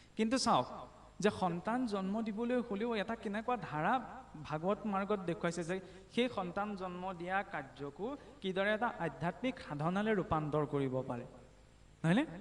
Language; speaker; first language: Assamese; native; Assamese